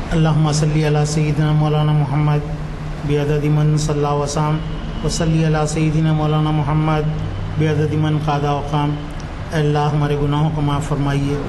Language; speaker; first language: Urdu; native; Urdu